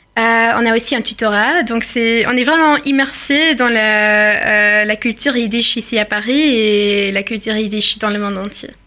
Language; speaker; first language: French; non-native, fluent; Irish